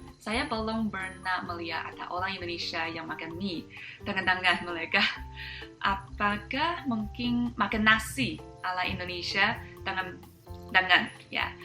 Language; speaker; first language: Indonesian; non-native, fluent; Chinese